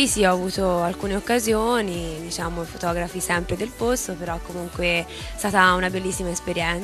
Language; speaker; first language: Italian; native; Italian